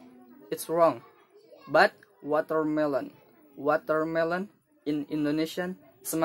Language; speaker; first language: English; non-native, learner; Indonesian